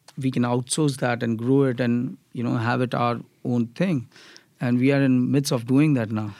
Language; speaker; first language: English; non-native, local second language; Gujarati